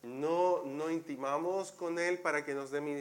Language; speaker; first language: Spanish; native; Spanish